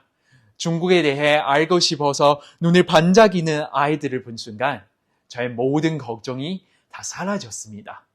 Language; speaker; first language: Korean; non-native, fluent; Chinese